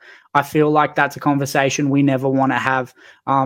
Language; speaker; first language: English; native; English